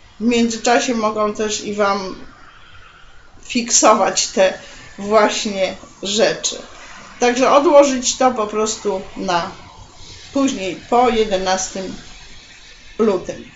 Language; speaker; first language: Polish; native; Polish